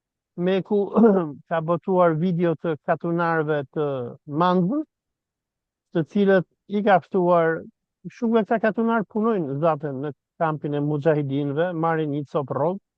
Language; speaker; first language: Albanian; native; Albanian